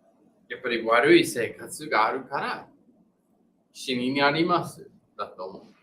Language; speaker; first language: Japanese; non-native, fluent; English